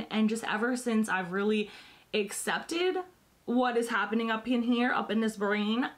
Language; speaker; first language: English; native; English